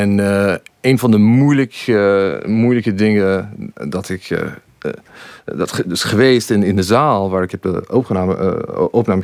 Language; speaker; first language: Dutch; non-native, fluent; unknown